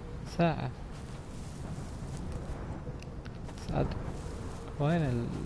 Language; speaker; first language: Arabic; native; Arabic